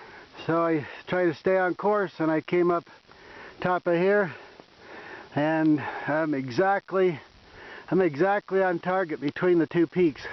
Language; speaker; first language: English; native; English